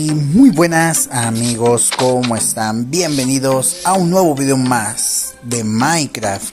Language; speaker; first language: Spanish; native; Spanish